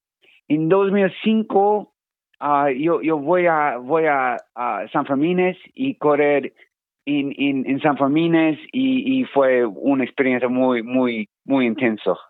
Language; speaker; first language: Spanish; non-native, learner; English